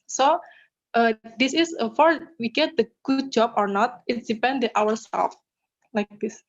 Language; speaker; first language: English; non-native, learner; Indonesian